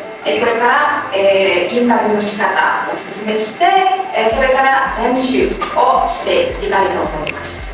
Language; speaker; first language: Japanese; non-native, fluent; Indonesian